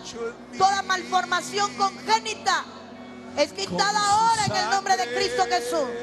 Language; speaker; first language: Spanish; native; Spanish